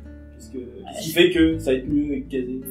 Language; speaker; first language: French; native; French